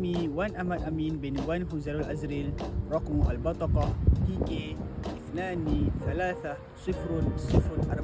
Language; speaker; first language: Arabic; non-native, learner; Malay